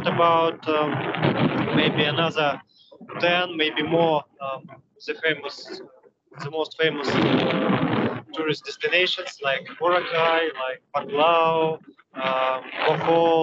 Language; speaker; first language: English; non-native, learner; Russian